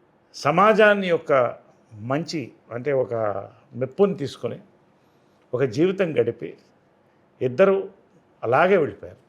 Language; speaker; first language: Telugu; native; Telugu